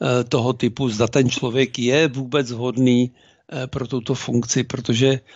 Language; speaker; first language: Czech; native; Czech